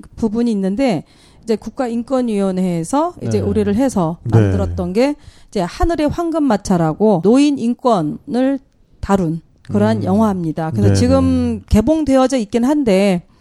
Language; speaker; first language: Korean; native; Korean